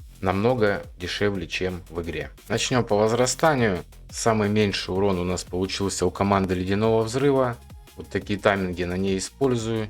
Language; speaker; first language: Russian; native; Russian